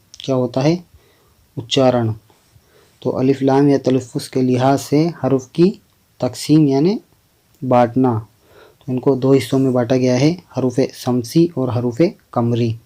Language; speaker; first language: Hindi; native; Hindi